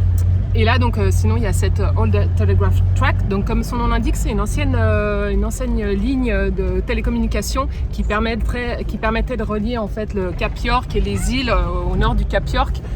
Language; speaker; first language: French; native; French